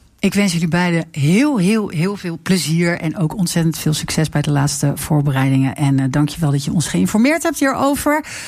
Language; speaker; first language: Dutch; native; Dutch